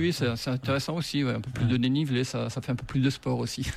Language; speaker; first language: French; native; French